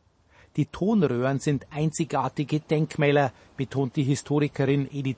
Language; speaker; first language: German; native; German